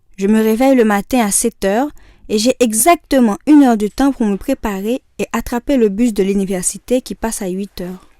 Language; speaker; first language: French; non-native, local second language; Haitian Creole